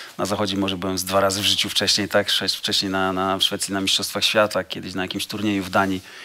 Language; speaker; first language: Polish; native; Polish